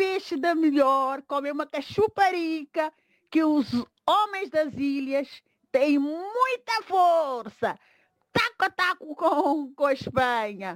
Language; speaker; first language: Portuguese; non-native, local second language; Kabuverdianu